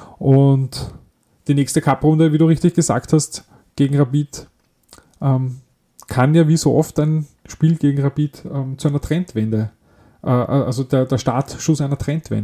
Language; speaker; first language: German; native; German